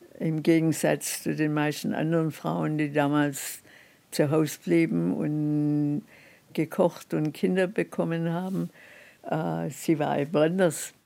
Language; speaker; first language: German; native; German